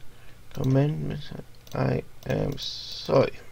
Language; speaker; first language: Japanese; non-native, learner; English